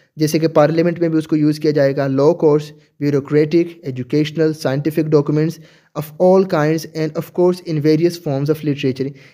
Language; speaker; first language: Urdu; native; Urdu